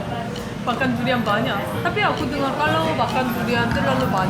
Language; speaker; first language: Indonesian; non-native, fluent; Korean